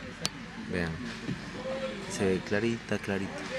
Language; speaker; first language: Spanish; native; Spanish